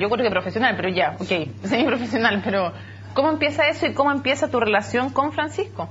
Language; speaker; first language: Spanish; native; Spanish